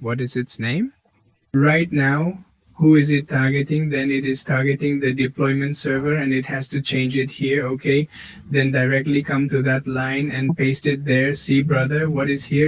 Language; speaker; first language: English; non-native, learner; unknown